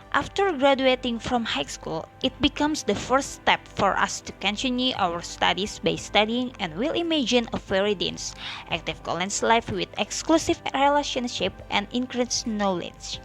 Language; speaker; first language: English; non-native, learner; Indonesian